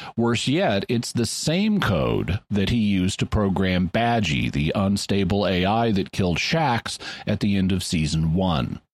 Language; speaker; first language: English; native; English